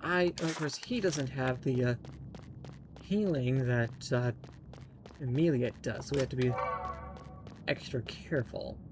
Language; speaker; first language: English; native; English